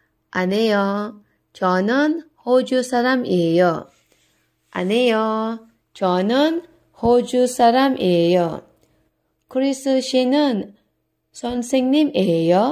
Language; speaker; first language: Korean; non-native, learner; Cebuano